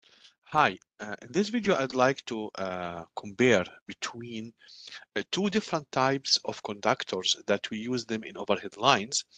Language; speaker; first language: English; non-native, fluent; Arabic